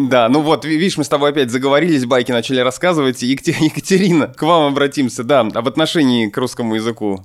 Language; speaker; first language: Russian; native; Russian